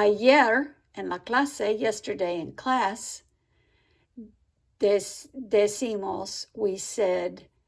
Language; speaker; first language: Spanish; non-native, fluent; English